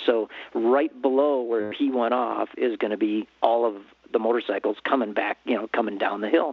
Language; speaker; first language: English; native; English